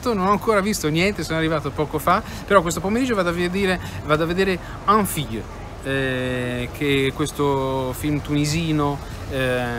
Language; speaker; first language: Italian; native; Italian